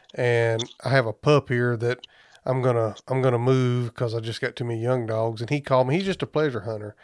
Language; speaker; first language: English; native; English